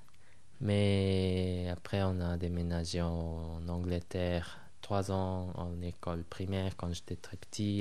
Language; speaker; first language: French; non-native, fluent; Japanese